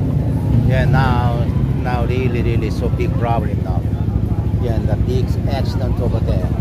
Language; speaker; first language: English; non-native, learner; Korean